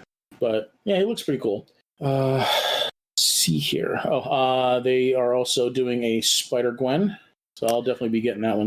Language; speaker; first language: English; native; English